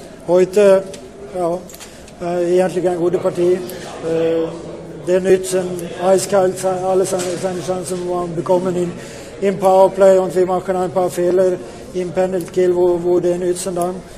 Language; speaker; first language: German; non-native, fluent; Swedish